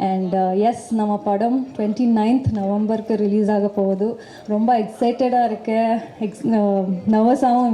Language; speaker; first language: Tamil; non-native, learner; Kannada